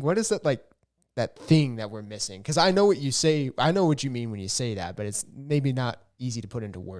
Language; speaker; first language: English; native; English